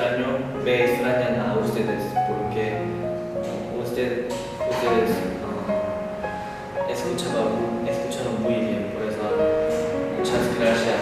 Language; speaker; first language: Spanish; non-native, learner; Korean